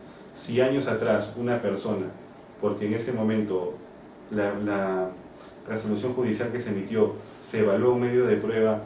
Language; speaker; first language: Spanish; native; Spanish